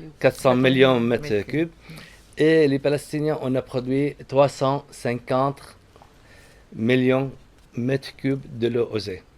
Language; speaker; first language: French; non-native, fluent; Arabic